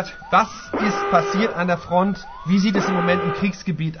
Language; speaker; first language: German; native; German